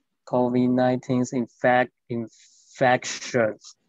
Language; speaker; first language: English; non-native, learner; Chinese